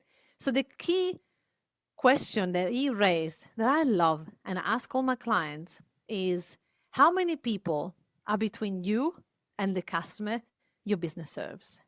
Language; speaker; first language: English; non-native, fluent; Italian